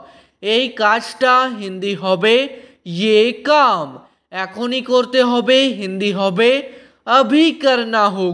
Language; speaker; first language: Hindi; non-native, fluent; Bangla